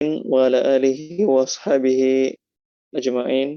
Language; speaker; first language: Arabic; non-native, fluent; Indonesian